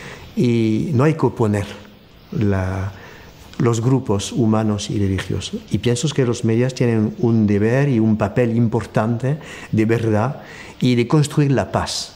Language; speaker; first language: Spanish; non-native, fluent; French